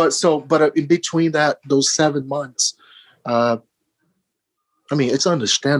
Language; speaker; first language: English; early bilingual, other home language; Portuguese